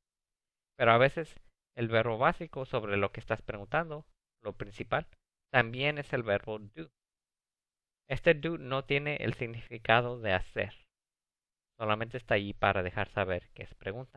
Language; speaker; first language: Spanish; early bilingual, other home language; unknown